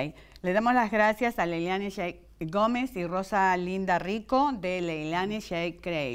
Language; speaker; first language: Spanish; native; Spanish